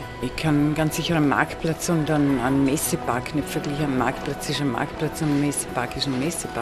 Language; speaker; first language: German; native; German